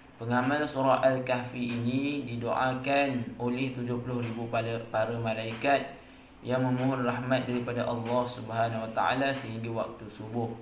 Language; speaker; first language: Malay; native; Malay